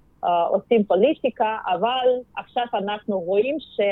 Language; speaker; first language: Hebrew; non-native, fluent; Russian